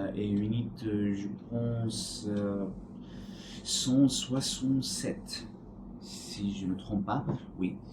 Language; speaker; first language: French; non-native, learner; Arabic